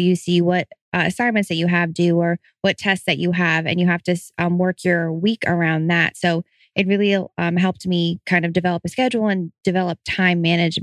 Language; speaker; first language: English; native; English